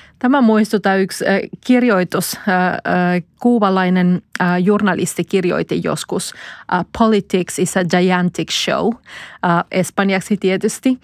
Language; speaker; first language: Finnish; non-native, fluent; Spanish